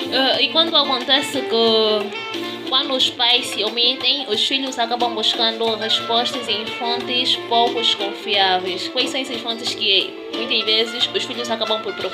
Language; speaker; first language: Portuguese; native; Portuguese